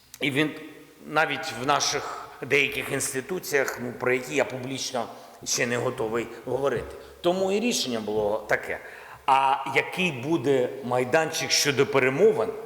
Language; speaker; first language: Ukrainian; non-native, local second language; Russian